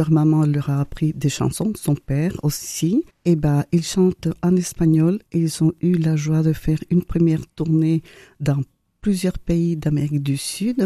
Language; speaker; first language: French; non-native, fluent; Spanish